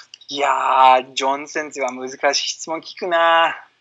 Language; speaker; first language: Japanese; non-native, fluent; English